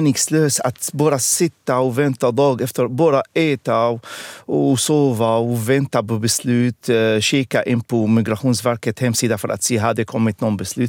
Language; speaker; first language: Swedish; non-native, fluent; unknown